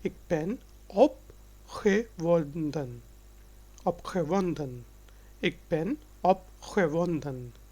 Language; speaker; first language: Dutch; non-native, learner; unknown